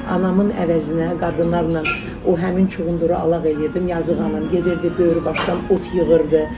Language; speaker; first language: Azerbaijani; early bilingual, heritage; Azerbaijani